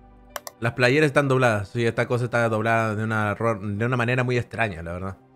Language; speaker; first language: Spanish; native; Spanish